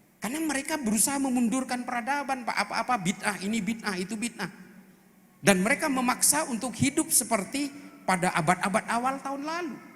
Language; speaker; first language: Indonesian; non-native, local second language; Madurese